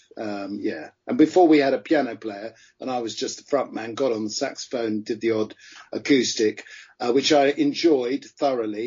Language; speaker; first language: English; native; English